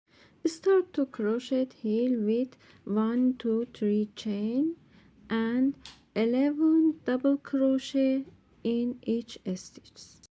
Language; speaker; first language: English; non-native, learner; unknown